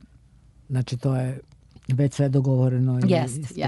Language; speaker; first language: Serbian; native; Serbian